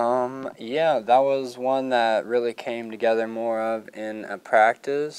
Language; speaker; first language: English; native; English